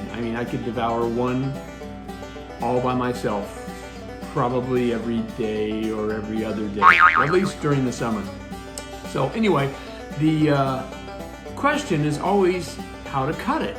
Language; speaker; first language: English; native; English